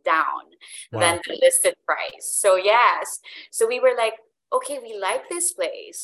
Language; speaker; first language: English; non-native, local second language; Filipino